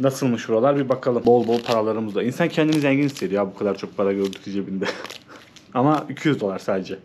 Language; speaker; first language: Turkish; native; Turkish